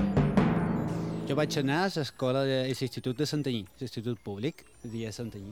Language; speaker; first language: Catalan; native; Catalan